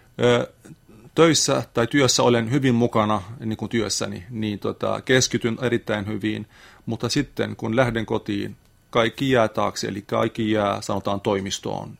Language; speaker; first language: Finnish; non-native, fluent; Arabic